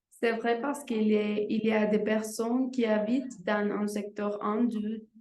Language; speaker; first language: French; non-native, learner; Spanish